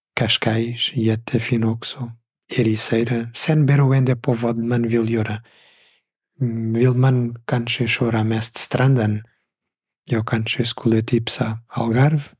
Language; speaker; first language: Swedish; non-native, fluent; Portuguese